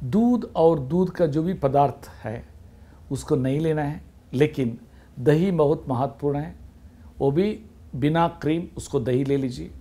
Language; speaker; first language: Hindi; non-native, local second language; Kannada